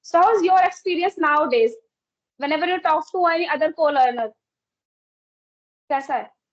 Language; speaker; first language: English; non-native, local second language; Hindi